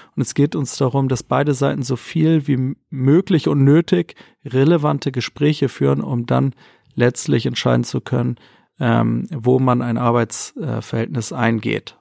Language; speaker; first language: German; native; German